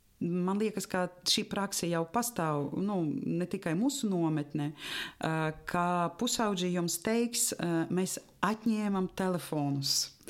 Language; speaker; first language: Latvian; non-native, local second language; Russian